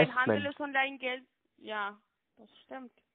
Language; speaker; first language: German; non-native, fluent; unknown